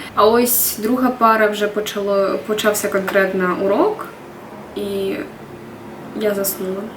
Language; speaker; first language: Ukrainian; native; Ukrainian